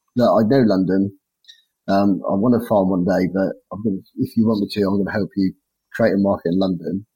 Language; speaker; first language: English; native; English